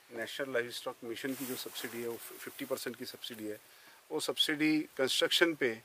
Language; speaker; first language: Hindi; non-native, local second language; Marathi